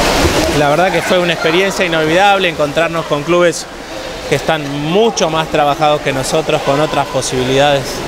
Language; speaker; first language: Spanish; native; Spanish